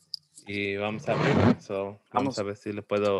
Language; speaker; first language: Spanish; early bilingual, heritage; Spanish